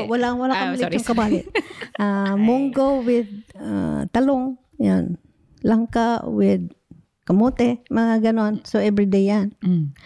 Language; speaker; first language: English; non-native, local second language; Hiligaynon